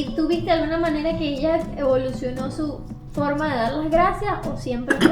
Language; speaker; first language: Spanish; early bilingual, heritage; Spanish